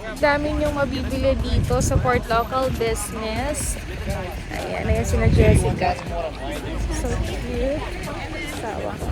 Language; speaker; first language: Filipino; native; Filipino